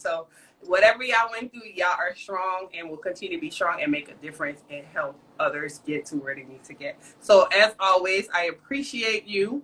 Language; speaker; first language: English; native; English